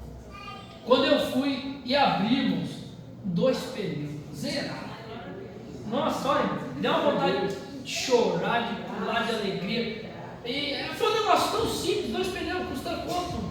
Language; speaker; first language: Portuguese; native; Portuguese